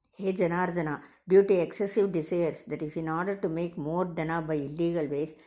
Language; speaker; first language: English; non-native, local second language; Tamil